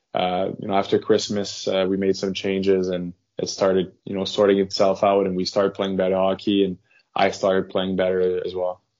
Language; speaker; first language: English; non-native, fluent; French